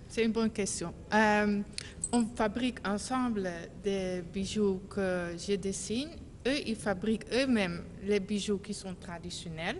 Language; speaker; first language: French; non-native, learner; Dutch